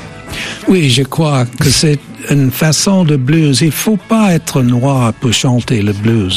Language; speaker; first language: French; non-native, fluent; English